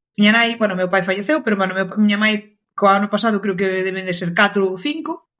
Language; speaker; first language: Galician; early bilingual, other home language; Kabuverdianu